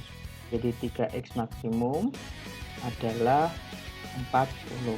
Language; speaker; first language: Indonesian; native; Indonesian